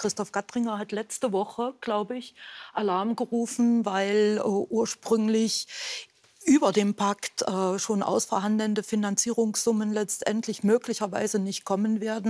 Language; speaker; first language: German; native; German